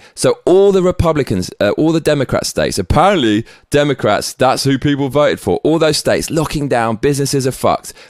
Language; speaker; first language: English; native; English